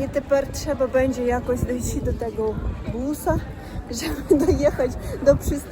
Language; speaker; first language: Polish; non-native, learner; Russian